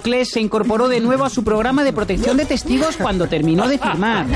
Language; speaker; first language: Spanish; native; Spanish